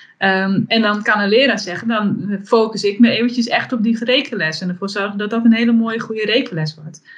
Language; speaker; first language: Dutch; native; Dutch